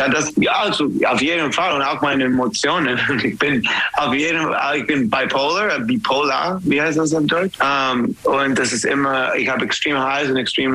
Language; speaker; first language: German; non-native, learner; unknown